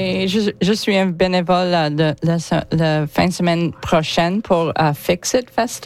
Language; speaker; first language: French; non-native, learner; English